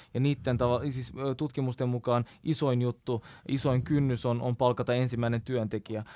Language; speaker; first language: Finnish; early bilingual, other home language; Turkish